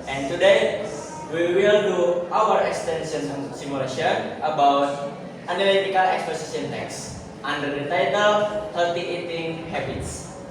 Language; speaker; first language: English; non-native, learner; Indonesian